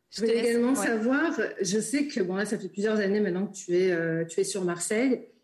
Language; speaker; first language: French; native; French